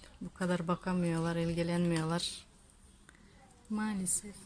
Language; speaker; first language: Turkish; non-native, learner; Russian